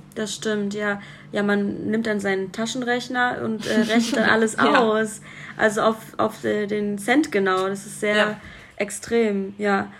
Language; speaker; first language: German; native; German